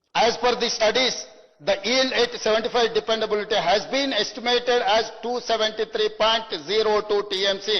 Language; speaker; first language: English; non-native, local second language; Telugu